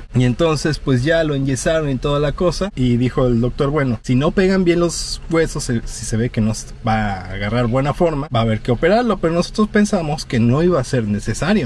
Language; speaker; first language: Spanish; native; Spanish